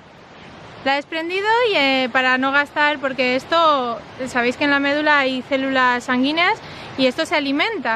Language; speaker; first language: Spanish; native; Spanish